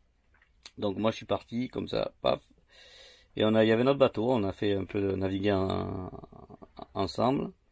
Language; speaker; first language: French; native; French